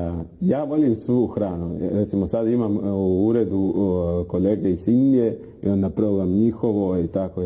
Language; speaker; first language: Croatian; non-native, fluent; Spanish